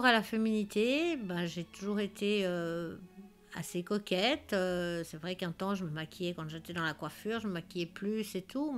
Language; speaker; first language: French; early bilingual, other home language; Spanish